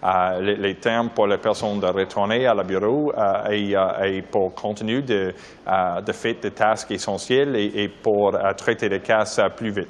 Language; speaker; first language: French; non-native, local second language; English